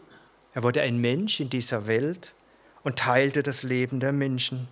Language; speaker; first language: German; native; German